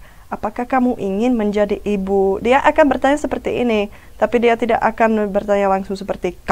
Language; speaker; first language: Indonesian; non-native, fluent; Czech